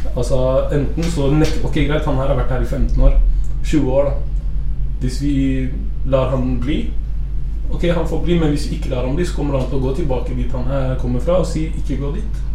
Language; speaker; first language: Norwegian; early bilingual, other home language; Arabic